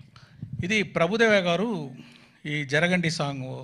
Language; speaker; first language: Telugu; non-native, fluent; Tamil